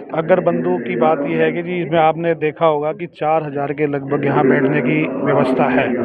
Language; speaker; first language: Hindi; native; Hindi